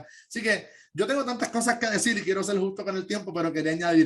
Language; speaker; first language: Spanish; native; Spanish